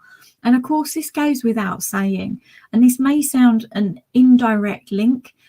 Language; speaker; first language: English; native; English